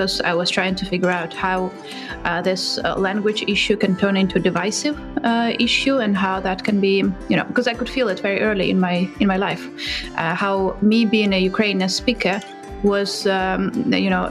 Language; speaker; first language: English; non-native, fluent; Ukrainian